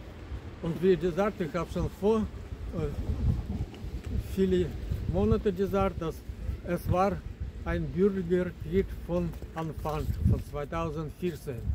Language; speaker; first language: German; non-native, fluent; Russian